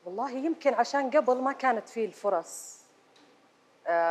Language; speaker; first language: Arabic; native; Arabic